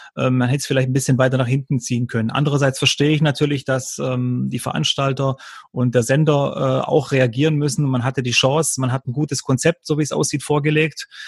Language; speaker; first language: German; early bilingual, other home language; Croatian